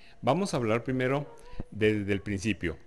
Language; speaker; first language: Spanish; native; Spanish